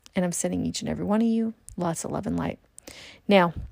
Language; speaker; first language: English; native; English